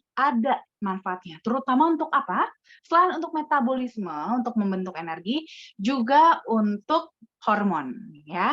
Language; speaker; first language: Indonesian; native; Indonesian